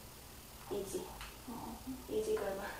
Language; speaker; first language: English; non-native, learner; Korean